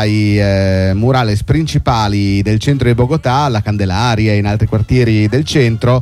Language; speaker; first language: Italian; native; Italian